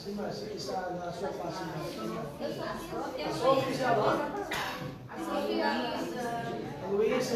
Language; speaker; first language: Portuguese; non-native, fluent; English